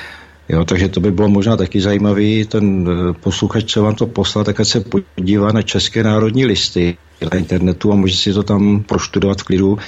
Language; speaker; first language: Czech; native; Czech